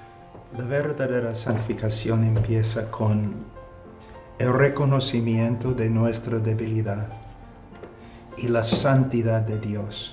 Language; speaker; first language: Spanish; non-native, fluent; English